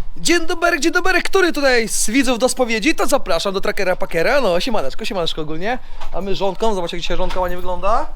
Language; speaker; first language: Polish; native; Polish